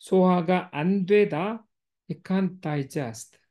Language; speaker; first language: Korean; non-native, fluent; English